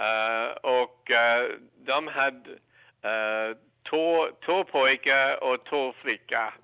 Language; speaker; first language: Swedish; non-native, learner; English